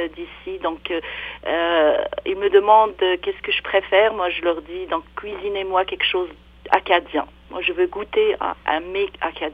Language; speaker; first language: French; non-native, local second language; Arabic